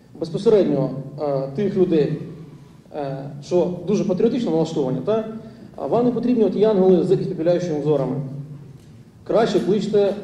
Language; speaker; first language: Ukrainian; non-native, local second language; Russian